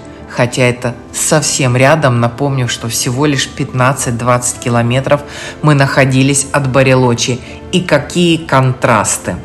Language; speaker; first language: Russian; native; Russian